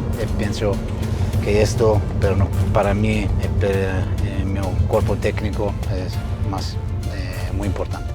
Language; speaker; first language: Spanish; non-native, learner; Italian